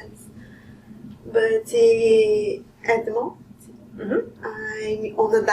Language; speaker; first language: English; non-native, learner; Portuguese